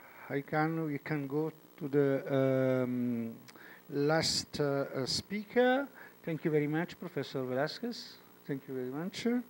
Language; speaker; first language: English; non-native, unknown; Italian